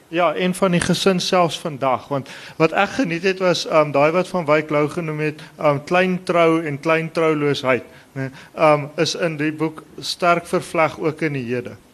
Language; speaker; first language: Afrikaans; native; Afrikaans